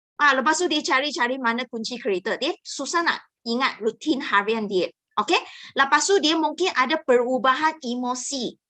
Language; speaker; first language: Malay; non-native, local second language; Chinese